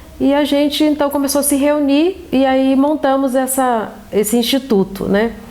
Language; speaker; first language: Portuguese; native; Portuguese